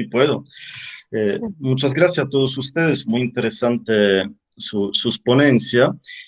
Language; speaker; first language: Spanish; native; Spanish